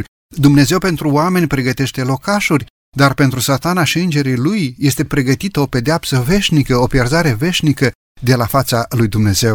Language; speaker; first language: Romanian; native; Romanian